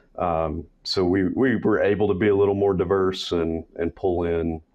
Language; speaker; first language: English; native; English